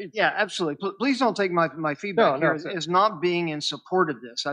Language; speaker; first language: English; native; English